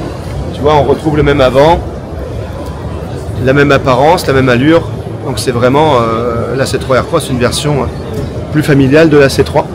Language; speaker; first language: French; native; French